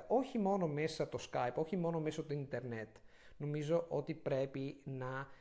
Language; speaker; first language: Greek; non-native, fluent; Italian